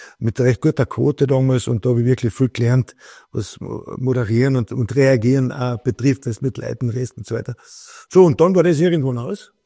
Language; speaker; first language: German; native; German